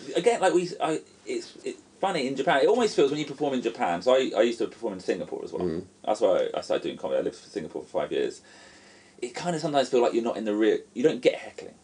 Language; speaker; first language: English; native; English